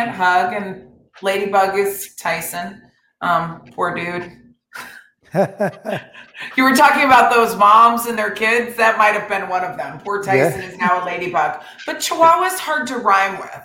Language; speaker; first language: English; native; English